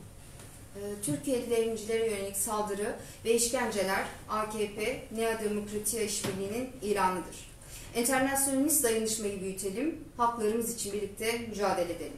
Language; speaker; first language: Turkish; native; Turkish